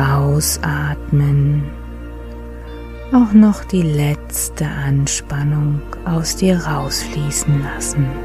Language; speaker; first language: German; native; German